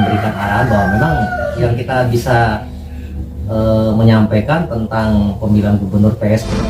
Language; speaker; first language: Indonesian; native; Indonesian